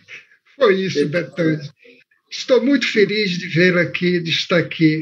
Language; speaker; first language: Portuguese; native; Portuguese